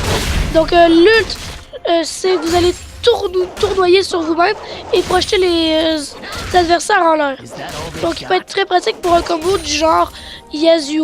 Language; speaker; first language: French; native; French